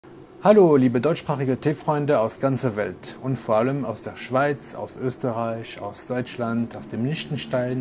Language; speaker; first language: German; non-native, local second language; French